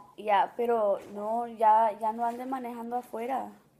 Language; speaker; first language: Spanish; early bilingual, heritage; Spanish